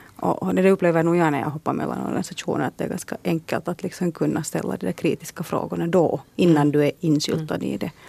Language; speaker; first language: Swedish; native; Swedish